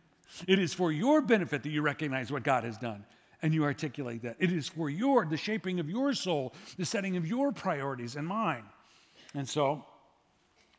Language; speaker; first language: English; native; English